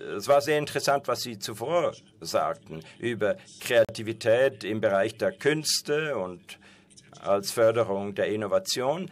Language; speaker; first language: German; non-native, fluent; Persian